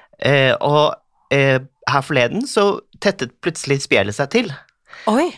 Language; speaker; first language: Norwegian; native; Norwegian